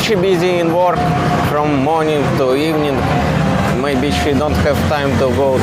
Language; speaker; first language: English; non-native, learner; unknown